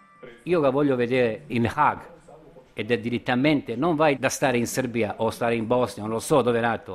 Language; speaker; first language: Italian; non-native, learner; Bosnian